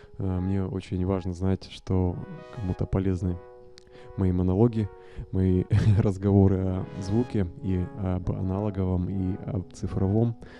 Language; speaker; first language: Russian; native; Russian